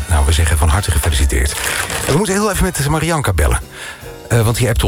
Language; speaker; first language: Dutch; native; Dutch